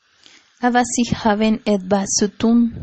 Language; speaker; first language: German; non-native, learner; Spanish